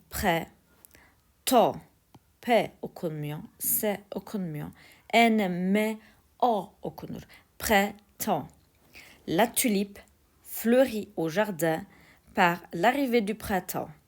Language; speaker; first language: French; non-native, fluent; Turkish